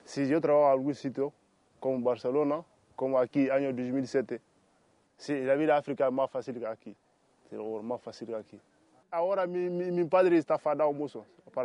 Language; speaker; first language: Spanish; non-native, learner; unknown